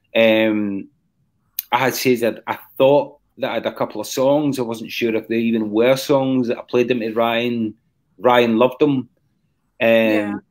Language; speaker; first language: English; native; English